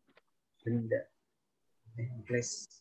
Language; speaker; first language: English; non-native, learner; Indonesian